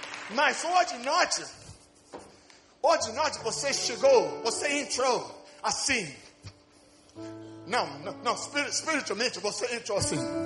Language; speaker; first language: Portuguese; non-native, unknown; English